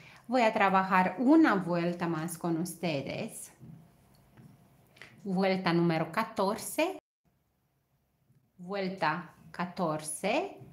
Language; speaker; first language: Spanish; non-native, fluent; Romanian